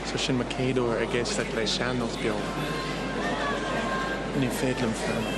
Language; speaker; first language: Irish; non-native, learner; English